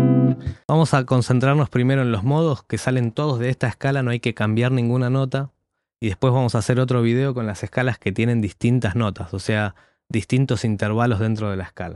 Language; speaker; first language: Spanish; native; Spanish